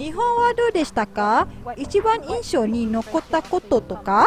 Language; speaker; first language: Japanese; non-native, fluent; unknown